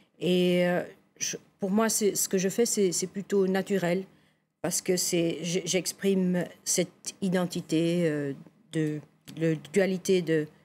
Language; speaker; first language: French; non-native, local second language; English